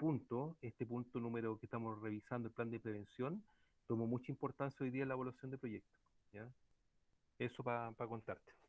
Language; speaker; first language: Spanish; native; Spanish